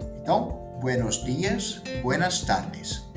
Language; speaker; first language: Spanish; non-native, fluent; Portuguese